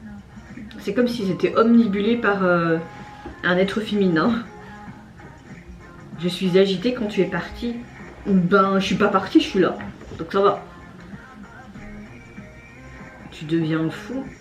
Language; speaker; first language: French; native; French